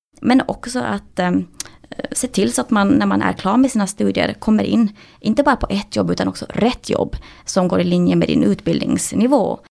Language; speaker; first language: Swedish; native; Swedish